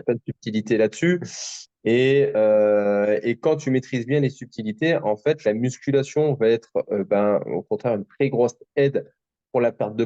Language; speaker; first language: French; native; French